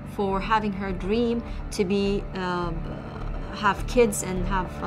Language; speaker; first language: English; non-native, fluent; Arabic